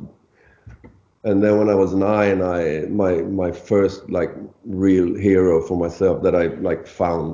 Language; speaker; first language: English; non-native, fluent; Swedish